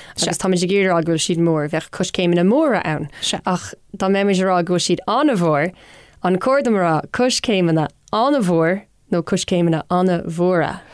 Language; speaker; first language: Irish; non-native, local second language; English